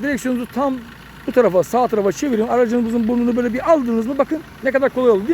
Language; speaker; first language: Turkish; native; Turkish